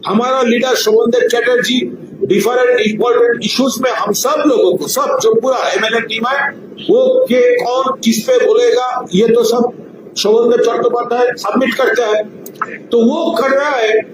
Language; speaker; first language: Hindi; non-native, local second language; Bangla